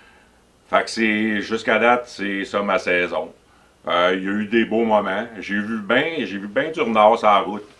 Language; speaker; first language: French; native; French